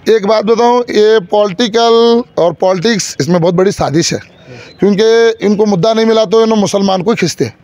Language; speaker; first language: Hindi; native; Hindi